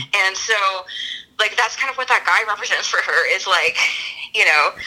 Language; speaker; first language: English; native; English